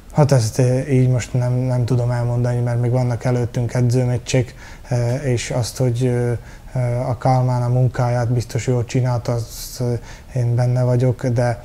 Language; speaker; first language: Hungarian; early bilingual, heritage; Hungarian